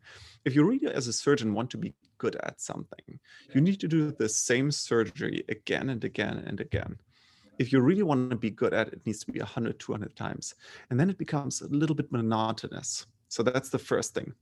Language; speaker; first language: English; non-native, fluent; German